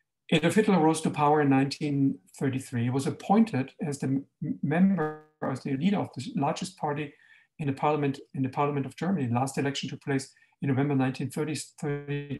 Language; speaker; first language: English; non-native, fluent; German